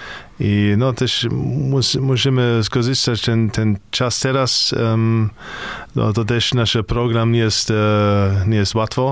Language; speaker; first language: Polish; non-native, learner; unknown